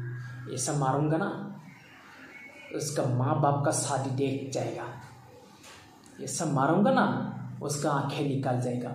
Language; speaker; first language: Hindi; non-native, local second language; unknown